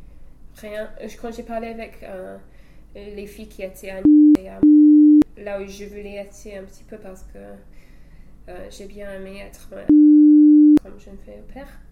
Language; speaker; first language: French; non-native, fluent; English